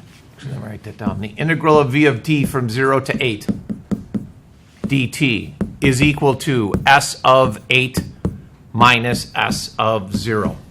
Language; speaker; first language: English; native; English